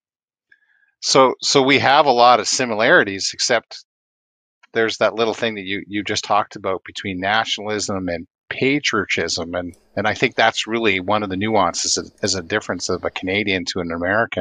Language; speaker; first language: English; native; English